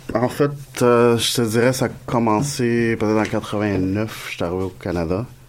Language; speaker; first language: French; early bilingual, other home language; Spanish